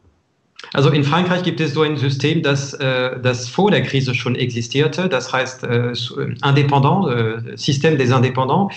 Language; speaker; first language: German; non-native, fluent; French